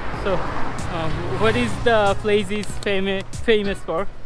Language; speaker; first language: English; non-native, local second language; Bangla